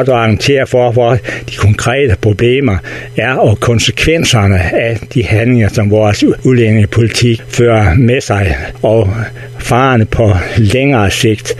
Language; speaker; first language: Danish; native; Danish